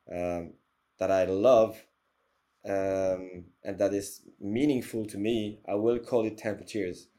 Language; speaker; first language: English; non-native, fluent; French